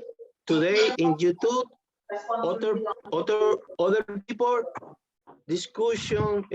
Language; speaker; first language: English; non-native, learner; Spanish